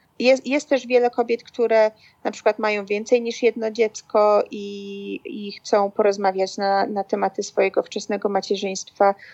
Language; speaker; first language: Polish; native; Polish